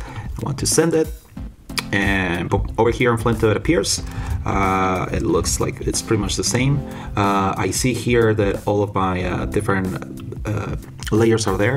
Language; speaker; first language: English; non-native, fluent; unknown